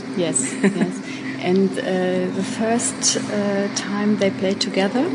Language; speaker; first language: English; non-native, learner; German